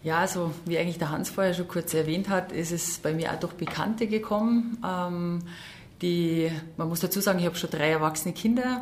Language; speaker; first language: German; native; German